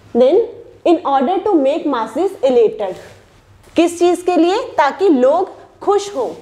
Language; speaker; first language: Hindi; native; Hindi